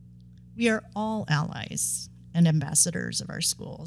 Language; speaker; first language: English; native; English